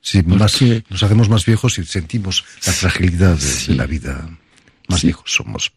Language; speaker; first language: Spanish; native; Spanish